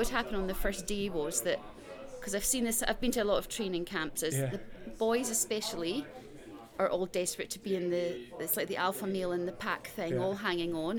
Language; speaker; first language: English; native; English